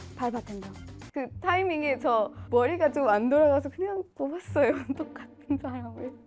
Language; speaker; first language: Korean; non-native, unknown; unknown